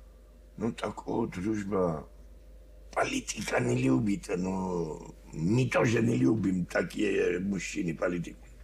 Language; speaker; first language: Russian; non-native, learner; Georgian